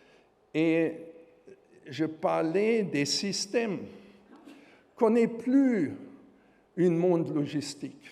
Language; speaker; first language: French; non-native, fluent; German